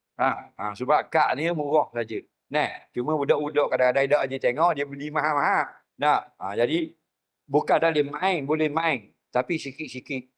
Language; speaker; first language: Malay; native; Malay